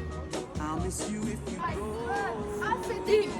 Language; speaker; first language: French; native; French